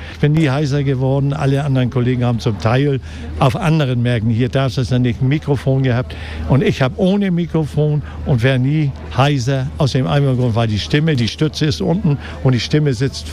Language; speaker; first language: German; native; German